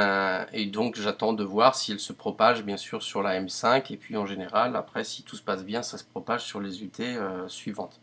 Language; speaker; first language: French; native; French